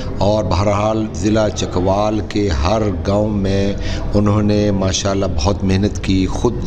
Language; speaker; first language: Urdu; non-native, local second language; Punjabi